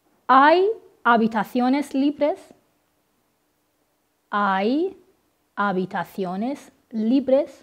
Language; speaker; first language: Spanish; non-native, fluent; Persian